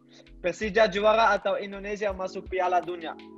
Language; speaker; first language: Indonesian; non-native, learner; Dutch